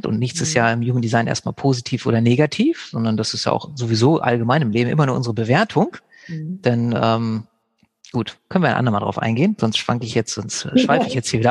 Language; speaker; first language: German; native; German